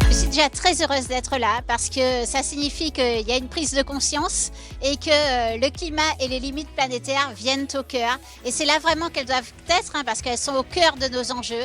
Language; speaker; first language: French; native; French